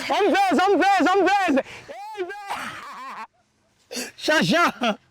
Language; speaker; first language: Zulu; native; Zulu